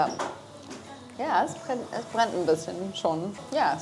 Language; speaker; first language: German; non-native, fluent; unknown